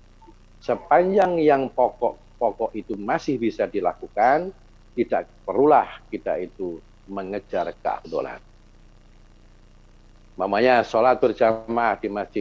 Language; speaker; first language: Indonesian; native; Indonesian